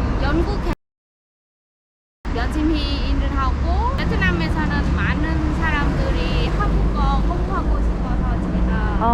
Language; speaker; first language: Korean; non-native, learner; Vietnamese